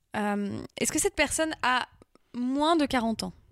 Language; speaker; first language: French; native; French